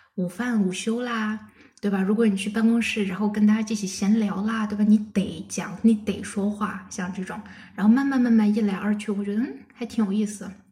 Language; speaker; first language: Chinese; non-native, local second language; Kazakh